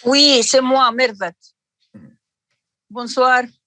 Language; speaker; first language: French; non-native, learner; Arabic